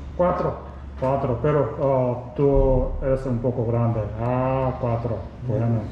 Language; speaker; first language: Spanish; non-native, learner; Korean